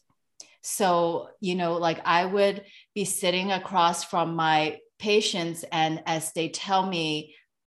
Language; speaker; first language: English; non-native, local second language; Cantonese